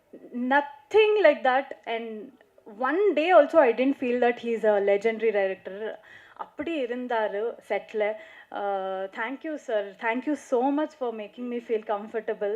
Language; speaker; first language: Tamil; non-native, learner; Kannada